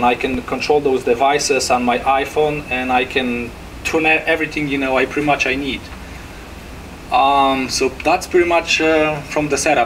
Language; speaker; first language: English; non-native, fluent; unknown